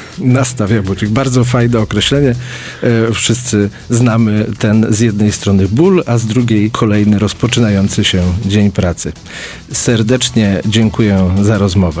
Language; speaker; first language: Polish; native; Polish